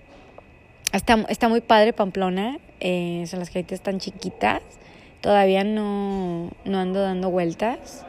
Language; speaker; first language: Spanish; native; Spanish